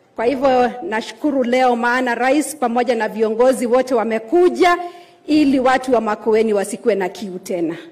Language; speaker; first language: Swahili; native; Swahili